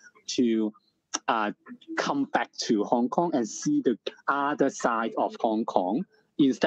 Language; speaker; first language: English; non-native, local second language; Cantonese